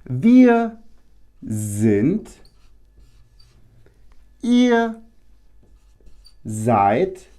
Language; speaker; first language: German; non-native, fluent; Turkish